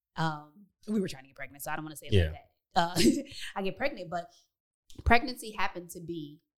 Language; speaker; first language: English; native; English